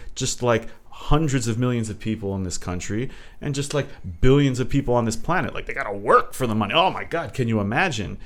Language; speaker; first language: English; early bilingual, other home language; Portuguese